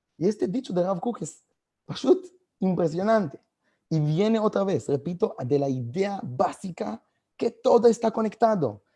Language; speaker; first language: Spanish; non-native, fluent; Hebrew